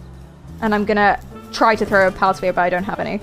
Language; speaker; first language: English; native; English